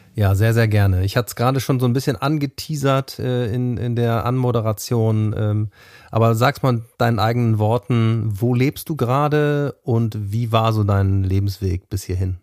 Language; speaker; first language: German; native; German